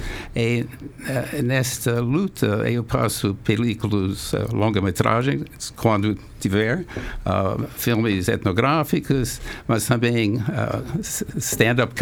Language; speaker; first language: Portuguese; non-native, fluent; English